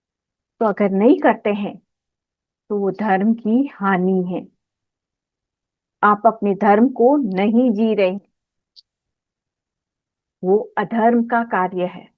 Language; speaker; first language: Hindi; native; Hindi